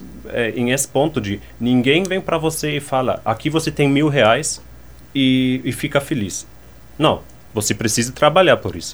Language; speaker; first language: Portuguese; non-native, fluent; German